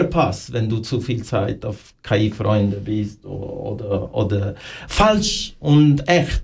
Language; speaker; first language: German; non-native, learner; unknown